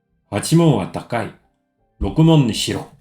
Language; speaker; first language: Japanese; non-native, fluent; French